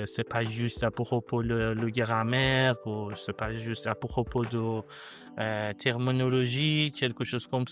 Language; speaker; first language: French; non-native, learner; Persian